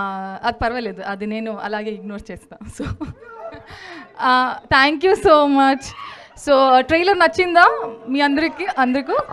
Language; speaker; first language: Telugu; non-native, learner; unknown